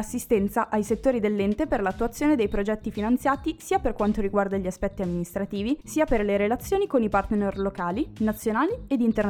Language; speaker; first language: Italian; native; Italian